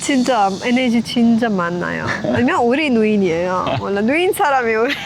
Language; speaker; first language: Korean; non-native, learner; Persian